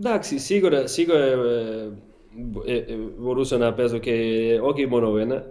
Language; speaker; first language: Greek; non-native, learner; Portuguese